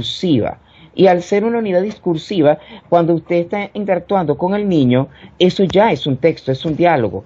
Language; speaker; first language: Spanish; native; Spanish